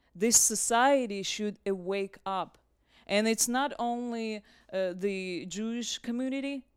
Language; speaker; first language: English; non-native, fluent; Russian